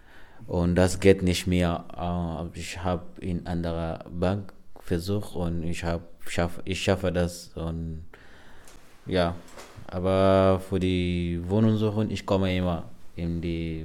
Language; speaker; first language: German; non-native, learner; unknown